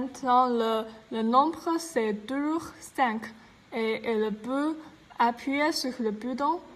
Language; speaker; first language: French; non-native, learner; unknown